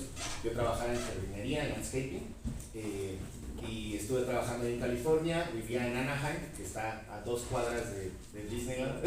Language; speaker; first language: Spanish; native; Spanish